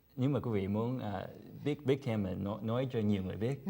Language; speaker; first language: Vietnamese; early bilingual, heritage; Vietnamese